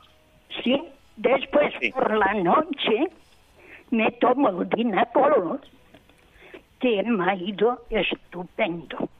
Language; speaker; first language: Spanish; non-native, local second language; Catalan